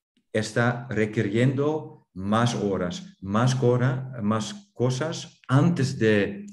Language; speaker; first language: Spanish; non-native, fluent; Dutch